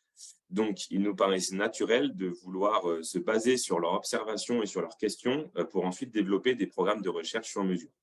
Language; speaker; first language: French; native; French